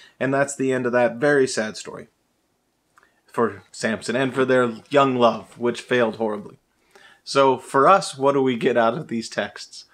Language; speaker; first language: English; native; English